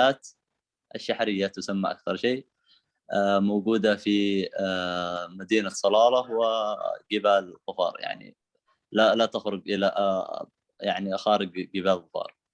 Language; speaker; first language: Arabic; non-native, local second language; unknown